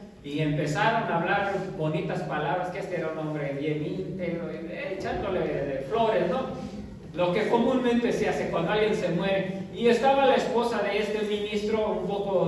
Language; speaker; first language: Spanish; native; Spanish